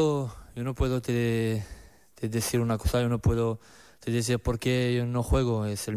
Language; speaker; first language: Spanish; non-native, learner; French